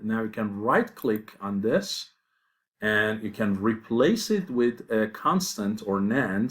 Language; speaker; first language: English; non-native, fluent; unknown